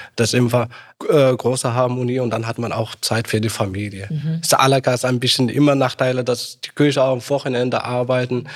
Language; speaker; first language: German; non-native, fluent; Arabic